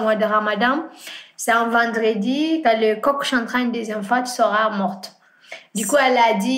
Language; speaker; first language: French; non-native, fluent; Fula